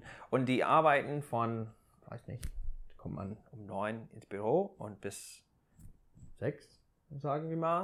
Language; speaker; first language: German; non-native, fluent; English